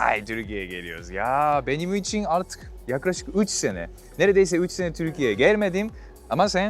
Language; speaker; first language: Turkish; non-native, fluent; Japanese